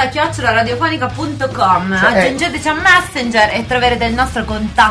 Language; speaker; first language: Italian; native; Italian